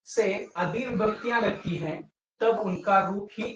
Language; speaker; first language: Hindi; non-native, local second language; Marathi